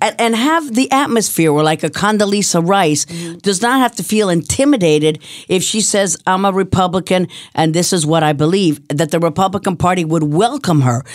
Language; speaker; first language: English; early bilingual, other home language; Spanish